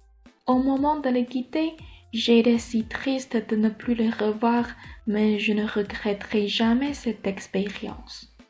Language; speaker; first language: French; non-native, learner; Chinese